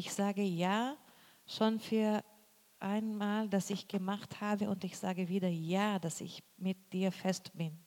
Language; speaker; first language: German; non-native, learner; Portuguese